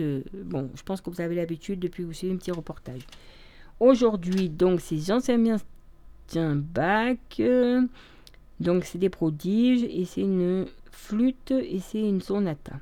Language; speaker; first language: French; native; French